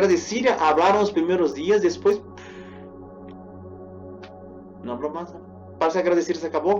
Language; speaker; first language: Portuguese; non-native, fluent; Spanish